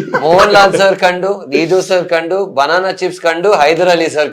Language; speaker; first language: Malayalam; non-native, learner; Tamil